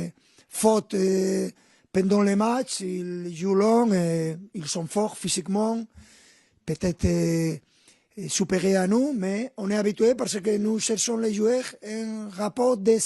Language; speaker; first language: French; non-native, fluent; Spanish